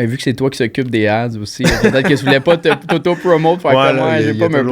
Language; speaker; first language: French; native; French